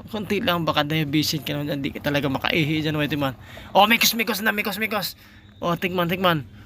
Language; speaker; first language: Filipino; non-native, local second language; Cebuano